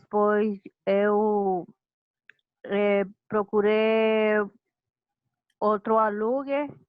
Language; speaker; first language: Portuguese; non-native, learner; Spanish